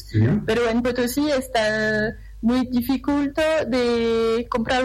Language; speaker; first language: Spanish; non-native, learner; French